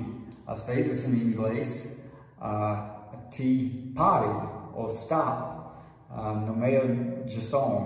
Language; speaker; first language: Portuguese; non-native, fluent; English